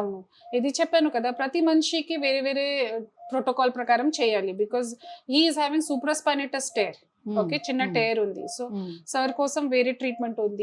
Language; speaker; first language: Telugu; non-native, fluent; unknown